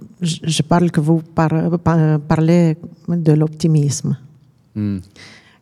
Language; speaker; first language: French; non-native, fluent; Romanian